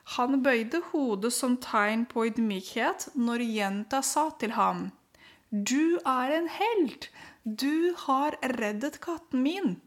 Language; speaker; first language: Norwegian; non-native, fluent; Romanian